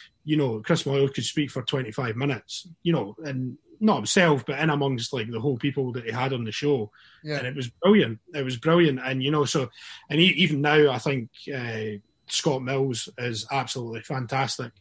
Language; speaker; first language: English; native; English